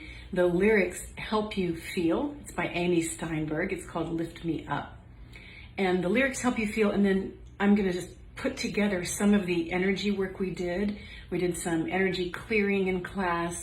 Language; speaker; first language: English; native; English